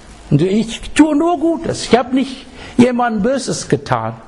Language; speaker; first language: German; non-native, fluent; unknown